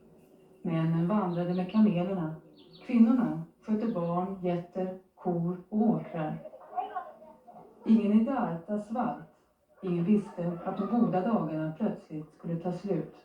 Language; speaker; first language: Swedish; native; Swedish